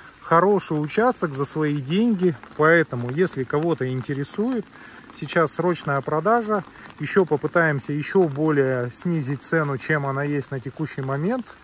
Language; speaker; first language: Russian; native; Russian